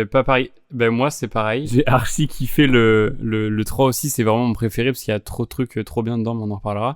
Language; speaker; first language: French; native; French